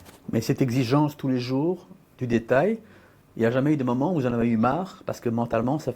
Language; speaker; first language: French; native; French